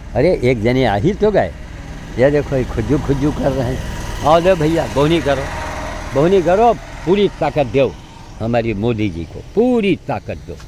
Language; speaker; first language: Hindi; native; Hindi